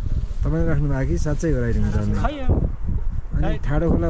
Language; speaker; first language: Nepali; native; Nepali